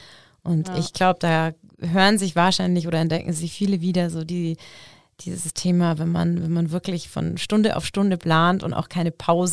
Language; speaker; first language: German; native; German